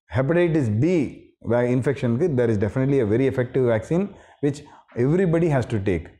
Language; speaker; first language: English; non-native, local second language; Tamil